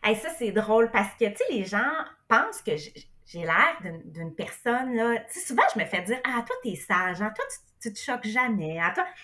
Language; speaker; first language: French; native; French